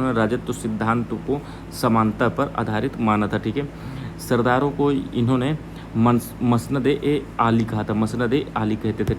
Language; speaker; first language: Hindi; native; Hindi